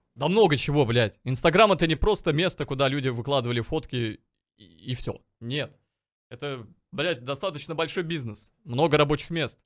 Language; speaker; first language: Russian; native; Russian